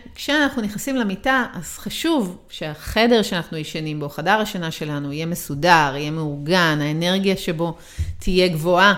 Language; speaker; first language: Hebrew; native; Hebrew